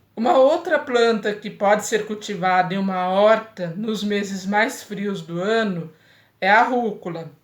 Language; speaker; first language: Portuguese; native; Portuguese